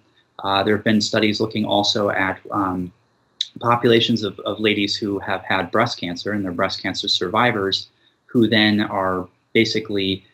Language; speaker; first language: English; native; English